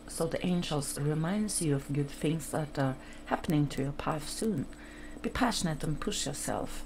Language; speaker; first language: English; non-native, fluent; Norwegian